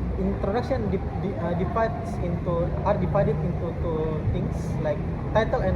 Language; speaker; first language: English; non-native, learner; Indonesian